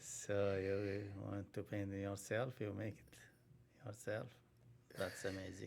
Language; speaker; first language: English; non-native, learner; Arabic